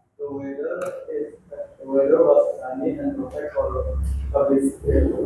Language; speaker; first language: English; non-native, learner; Indonesian